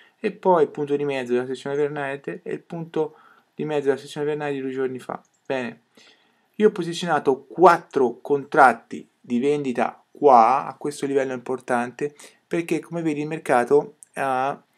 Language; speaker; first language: Italian; native; Italian